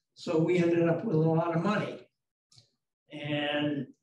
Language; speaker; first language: English; native; English